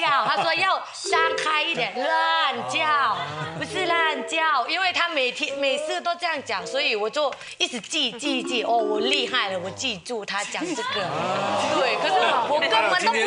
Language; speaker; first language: Chinese; non-native, fluent; Thai